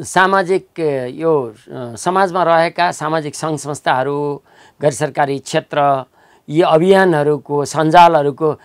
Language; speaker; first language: Nepali; native; Nepali